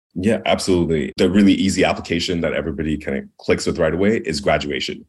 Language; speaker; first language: English; early bilingual, other home language; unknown